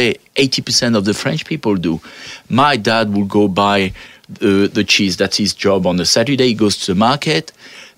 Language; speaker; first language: English; non-native, fluent; French